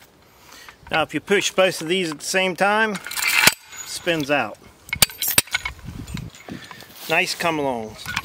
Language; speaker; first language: English; native; English